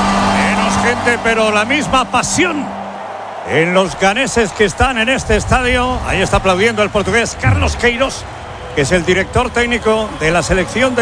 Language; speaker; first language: Spanish; native; Spanish